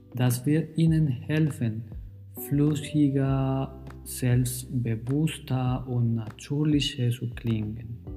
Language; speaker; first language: German; non-native, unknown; Spanish